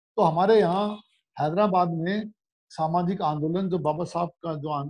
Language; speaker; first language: Hindi; native; Hindi